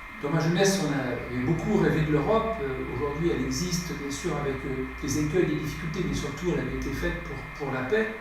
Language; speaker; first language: French; native; French